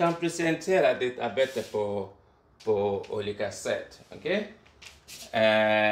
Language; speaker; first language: Swedish; non-native, fluent; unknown